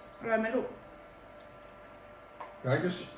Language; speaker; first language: Dutch; non-native, learner; Thai